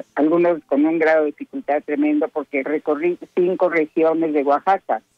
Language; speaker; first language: Spanish; native; Spanish